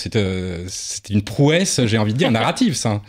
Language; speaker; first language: French; native; French